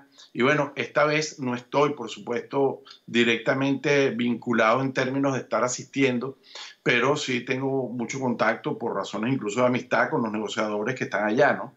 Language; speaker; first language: Spanish; native; Spanish